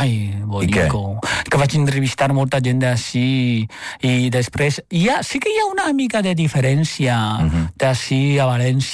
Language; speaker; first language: Catalan; non-native, fluent; Chinese